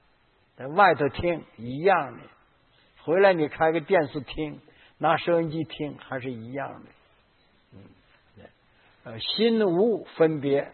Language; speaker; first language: Chinese; native; Chinese